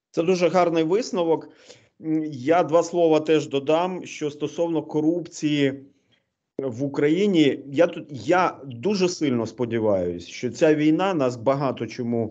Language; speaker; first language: Ukrainian; native; Ukrainian